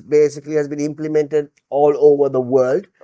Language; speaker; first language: English; non-native, local second language; Sinhala